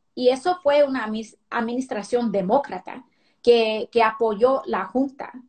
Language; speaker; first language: Spanish; early bilingual, heritage; Spanish